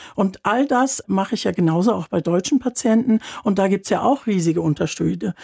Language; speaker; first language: German; early bilingual, other home language; Turkish